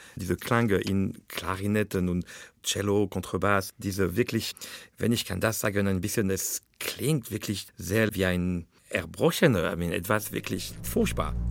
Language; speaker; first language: German; non-native, fluent; French